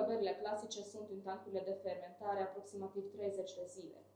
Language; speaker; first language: Romanian; non-native, local second language; Hungarian